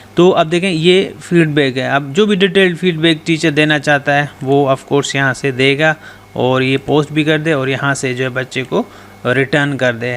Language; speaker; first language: Urdu; non-native, local second language; Sindhi